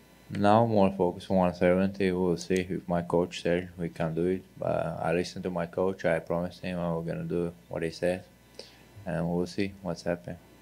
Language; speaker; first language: English; non-native, learner; Chechen